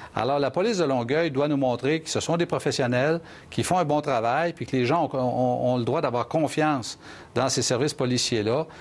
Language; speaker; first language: French; native; French